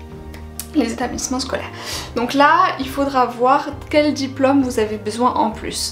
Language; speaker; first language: French; native; French